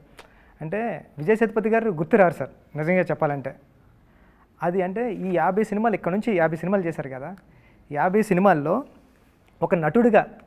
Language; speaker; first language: Telugu; native; Telugu